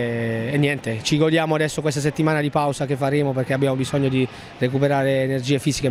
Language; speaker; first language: Italian; native; Italian